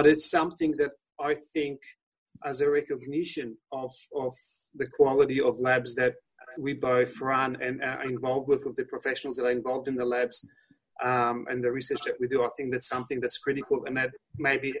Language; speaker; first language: English; non-native, fluent; Polish